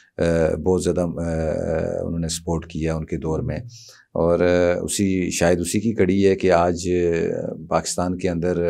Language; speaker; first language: Urdu; non-native, local second language; Punjabi